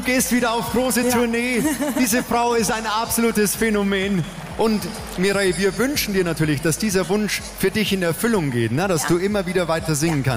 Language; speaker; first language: German; native; German